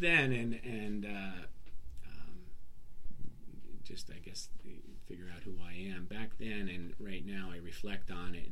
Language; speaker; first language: English; early bilingual, other home language; Serbian